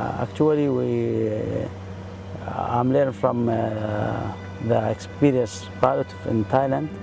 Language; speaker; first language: English; non-native, fluent; Arabic